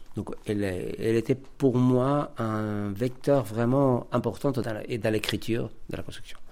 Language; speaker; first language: French; non-native, fluent; Spanish